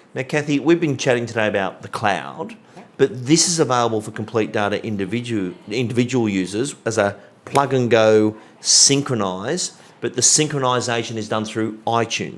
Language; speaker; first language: English; native; English